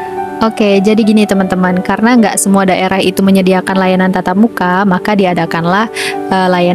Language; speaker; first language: Indonesian; native; Indonesian